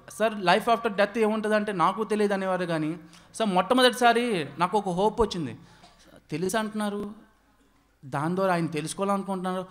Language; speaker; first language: Telugu; non-native, local second language; Odia